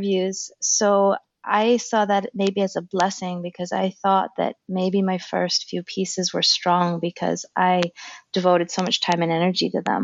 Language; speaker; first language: English; native; English